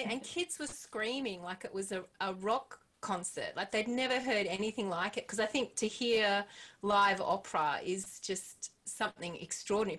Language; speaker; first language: English; native; English